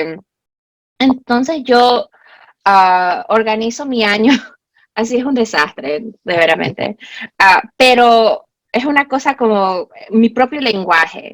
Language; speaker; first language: Spanish; early bilingual, heritage; Spanish